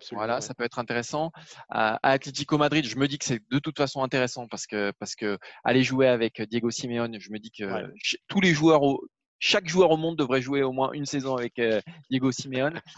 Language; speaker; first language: French; native; French